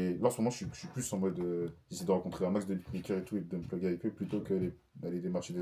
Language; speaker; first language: French; native; French